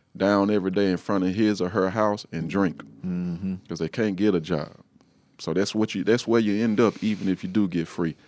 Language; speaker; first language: English; native; English